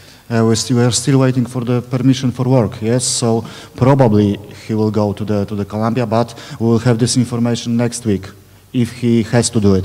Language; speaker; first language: English; non-native, learner; Polish